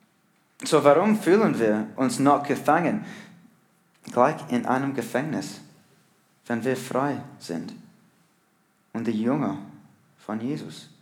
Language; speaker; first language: German; non-native, learner; English